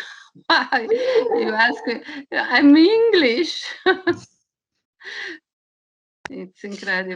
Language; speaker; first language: English; non-native, learner; Italian